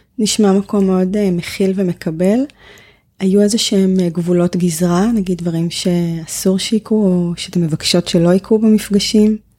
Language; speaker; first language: Hebrew; native; Hebrew